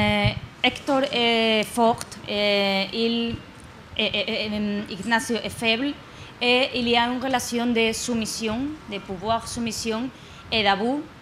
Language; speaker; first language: French; non-native, learner; Spanish